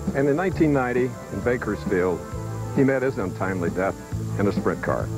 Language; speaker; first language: English; native; English